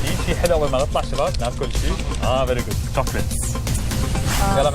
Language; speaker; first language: Arabic; native; Arabic